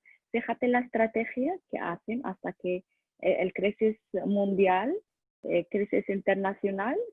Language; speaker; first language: Spanish; non-native, learner; Arabic